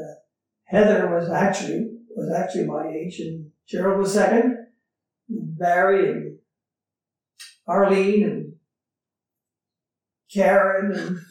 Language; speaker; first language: English; native; English